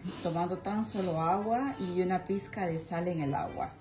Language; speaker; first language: Spanish; native; Spanish